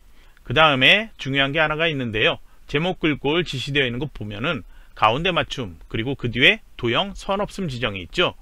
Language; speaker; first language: Korean; native; Korean